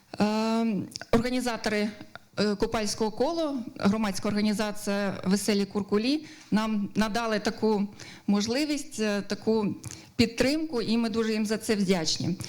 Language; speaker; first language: Ukrainian; native; Ukrainian